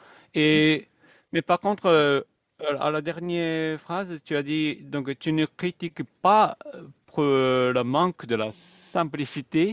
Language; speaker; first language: French; non-native, fluent; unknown